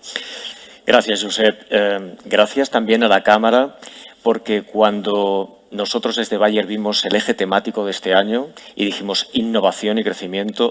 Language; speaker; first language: Spanish; native; Spanish